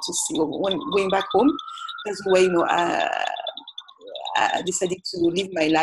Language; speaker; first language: English; non-native, fluent; French